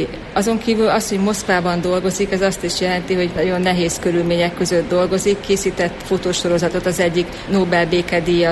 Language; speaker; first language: Hungarian; native; Hungarian